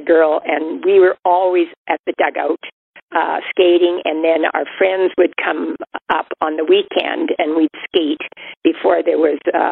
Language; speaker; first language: English; native; English